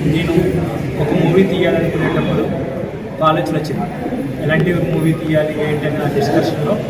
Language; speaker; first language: Telugu; native; Telugu